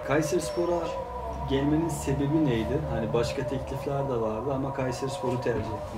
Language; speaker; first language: Turkish; native; Turkish